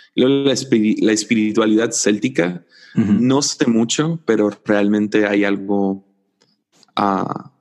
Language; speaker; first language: Spanish; native; Spanish